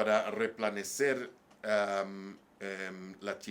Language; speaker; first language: Spanish; non-native, learner; English